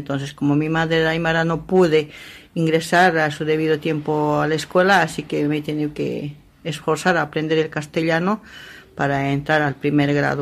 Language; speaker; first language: Spanish; non-native, local second language; Aymara